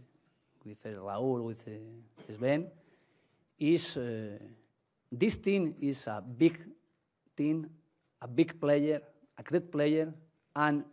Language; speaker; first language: English; non-native, learner; Spanish